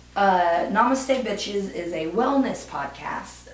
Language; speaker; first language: English; native; English